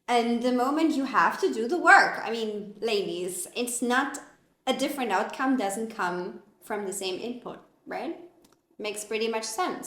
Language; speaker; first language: English; non-native, fluent; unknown